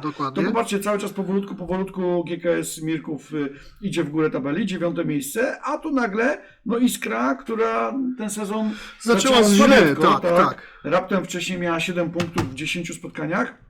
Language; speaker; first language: Polish; native; Polish